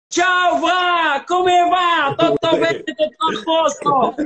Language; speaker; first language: Italian; non-native, learner; Arabic